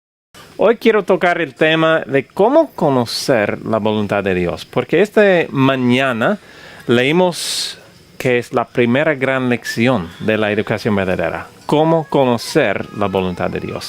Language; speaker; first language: Spanish; non-native, fluent; English